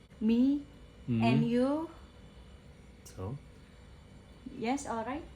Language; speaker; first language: English; non-native, learner; Indonesian